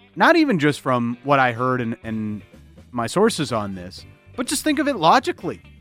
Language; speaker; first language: English; early bilingual, other home language; Italian